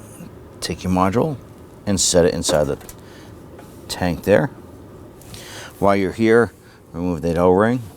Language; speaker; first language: English; native; English